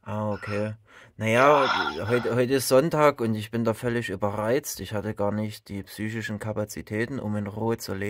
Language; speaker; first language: German; native; German